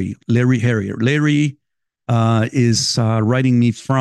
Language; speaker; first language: English; non-native, fluent; Spanish